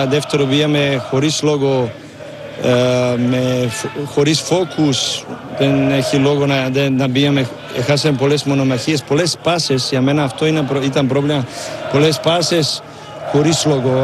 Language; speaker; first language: Greek; non-native, learner; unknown